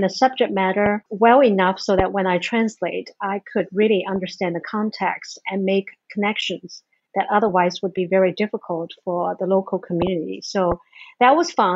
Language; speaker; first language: English; non-native, fluent; Chinese